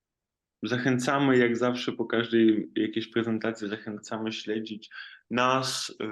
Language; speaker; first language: Polish; non-native, fluent; Ukrainian